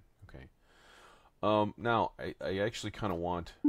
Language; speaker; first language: English; native; English